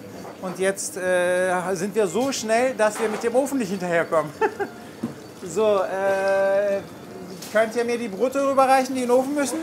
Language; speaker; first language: German; native; German